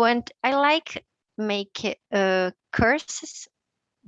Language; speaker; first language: English; non-native, learner; Portuguese